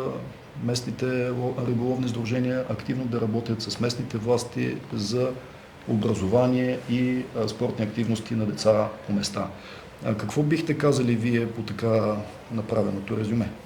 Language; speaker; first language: Bulgarian; native; Bulgarian